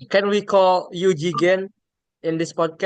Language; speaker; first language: English; non-native, learner; Indonesian